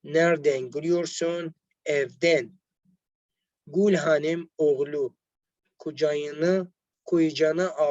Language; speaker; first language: Turkish; non-native, learner; Arabic